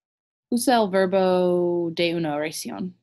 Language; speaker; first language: Spanish; non-native, learner; English